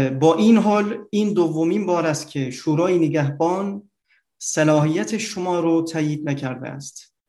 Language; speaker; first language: Persian; non-native, fluent; Turkish